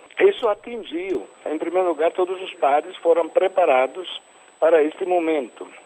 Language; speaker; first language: Portuguese; non-native, fluent; Italian